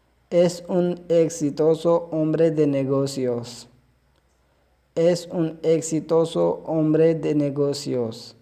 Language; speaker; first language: Spanish; non-native, fluent; Urdu